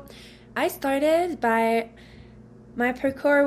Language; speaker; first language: English; non-native, fluent; French